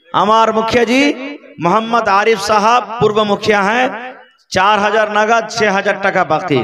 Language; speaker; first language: Hindi; non-native, local second language; Bangla